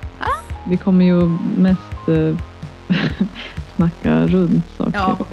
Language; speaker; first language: Swedish; native; Swedish